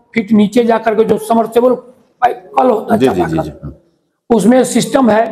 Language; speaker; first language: Hindi; native; Hindi